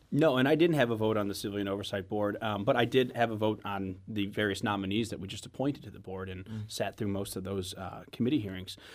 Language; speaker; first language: English; native; English